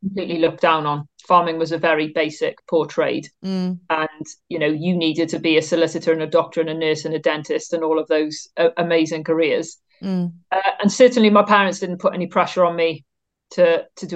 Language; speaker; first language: English; native; English